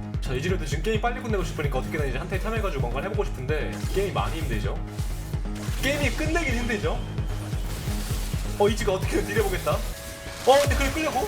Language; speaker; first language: Korean; native; Korean